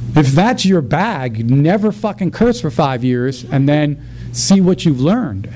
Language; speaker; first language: English; early bilingual, other home language; Spanish